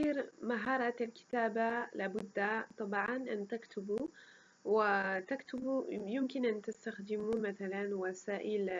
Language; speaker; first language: Arabic; non-native, fluent; French